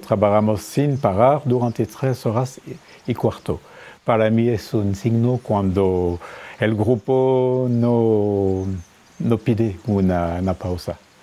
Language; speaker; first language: Spanish; non-native, fluent; French